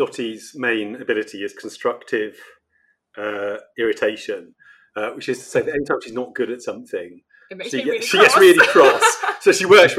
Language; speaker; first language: English; native; English